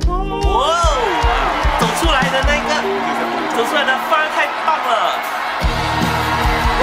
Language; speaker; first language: Chinese; native; Chinese